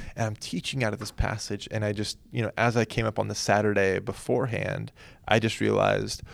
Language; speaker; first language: English; native; English